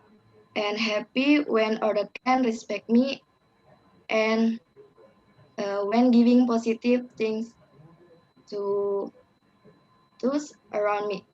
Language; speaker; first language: English; non-native, learner; Indonesian